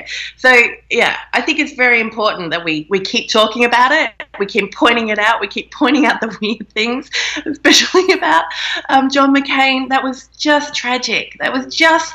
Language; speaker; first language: English; native; English